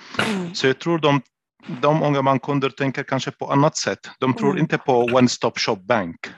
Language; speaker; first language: Swedish; non-native, fluent; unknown